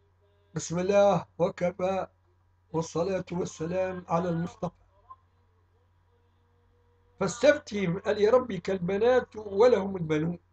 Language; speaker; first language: Arabic; native; Arabic